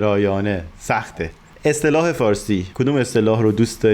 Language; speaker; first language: Persian; native; Persian